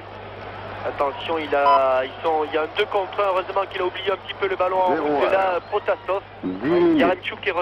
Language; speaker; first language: French; native; French